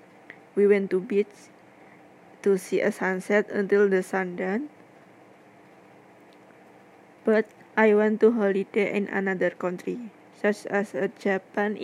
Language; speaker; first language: English; non-native, learner; Indonesian